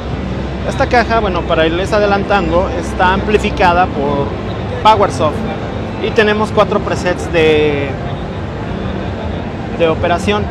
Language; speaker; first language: Spanish; native; Spanish